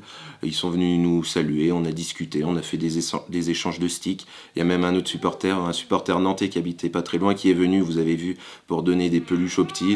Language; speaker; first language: French; native; French